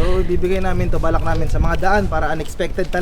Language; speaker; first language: Filipino; native; Filipino